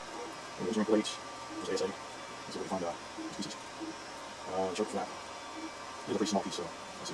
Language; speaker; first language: English; native; English